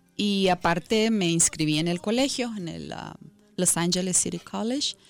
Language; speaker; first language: Spanish; native; Spanish